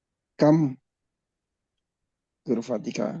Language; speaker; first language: Arabic; non-native, learner; Indonesian